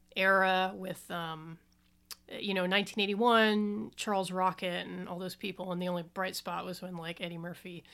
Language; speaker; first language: English; native; English